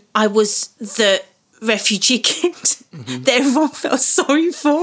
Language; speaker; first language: English; early bilingual, other home language; Persian